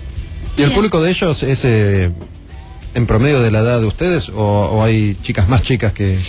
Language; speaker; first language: Spanish; native; Spanish